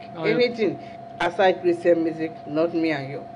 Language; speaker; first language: English; non-native, local second language; Igbo